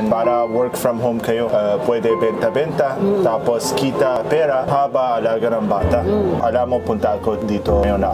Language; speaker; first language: Filipino; non-native, learner; Arabic